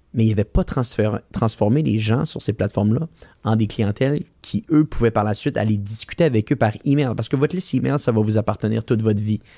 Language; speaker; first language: French; native; French